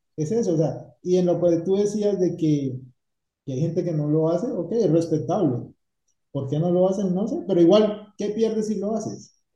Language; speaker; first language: Spanish; native; Spanish